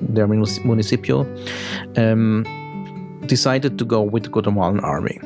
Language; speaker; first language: English; early bilingual, heritage; German